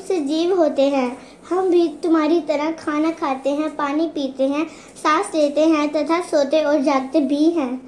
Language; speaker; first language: Hindi; non-native, local second language; Punjabi